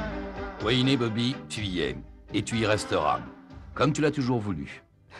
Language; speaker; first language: French; native; French